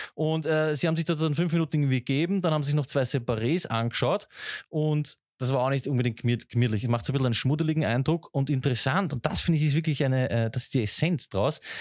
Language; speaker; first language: German; native; German